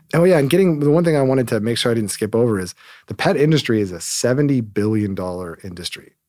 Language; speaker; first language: English; native; English